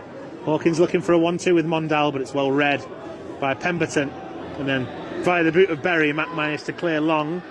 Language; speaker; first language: English; native; English